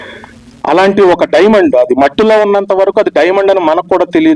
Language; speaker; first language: Telugu; native; Telugu